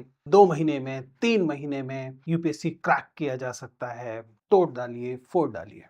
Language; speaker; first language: Hindi; native; Hindi